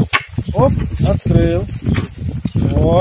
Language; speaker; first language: Russian; native; Russian